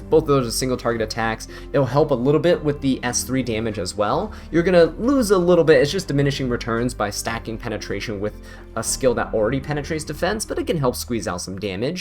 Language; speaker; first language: English; native; English